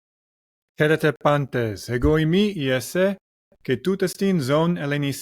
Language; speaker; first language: Greek; non-native, learner; English